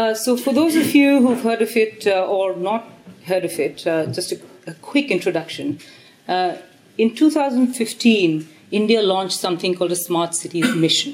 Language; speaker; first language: English; non-native, local second language; Tamil